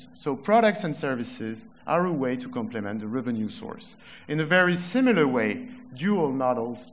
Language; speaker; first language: English; non-native, fluent; French